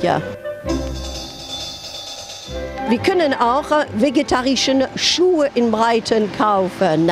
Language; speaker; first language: German; non-native, fluent; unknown